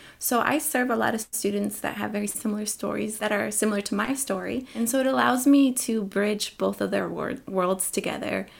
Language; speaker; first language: English; early bilingual, other home language; Spanish